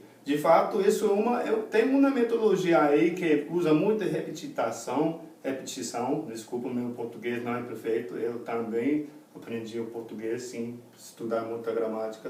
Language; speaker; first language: Portuguese; non-native, fluent; English